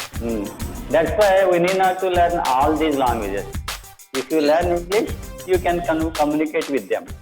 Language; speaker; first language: English; non-native, local second language; Telugu